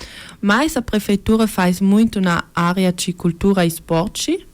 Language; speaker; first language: Portuguese; early bilingual, heritage; Portuguese